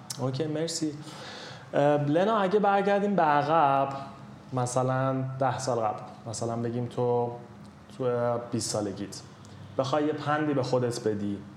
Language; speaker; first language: Persian; native; Persian